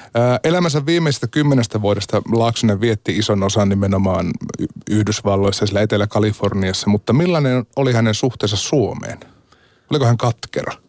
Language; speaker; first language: Finnish; native; Finnish